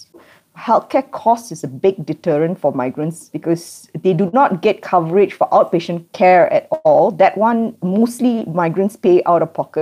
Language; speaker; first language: English; non-native, local second language; Tamil